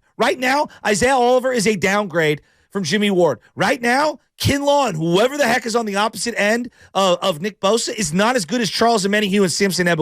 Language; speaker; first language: English; native; English